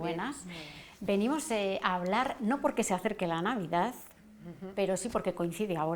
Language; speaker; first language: Spanish; native; Spanish